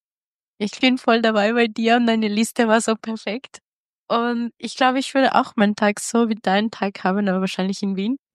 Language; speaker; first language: German; non-native, fluent; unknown